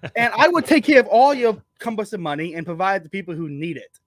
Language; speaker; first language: English; native; English